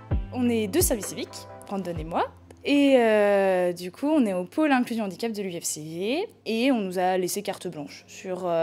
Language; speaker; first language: French; native; French